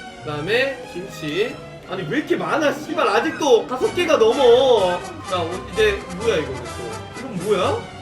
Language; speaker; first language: Korean; native; Korean